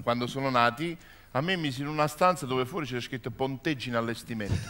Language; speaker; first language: Italian; native; Italian